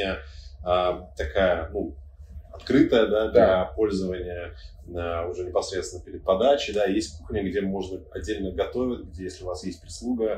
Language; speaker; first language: Russian; native; Russian